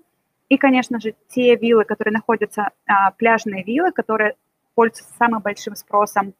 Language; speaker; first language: Russian; native; Russian